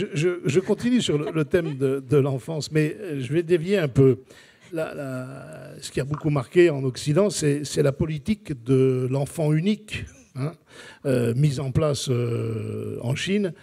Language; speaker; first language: French; native; French